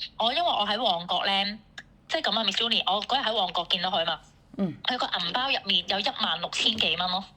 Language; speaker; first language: Cantonese; native; Cantonese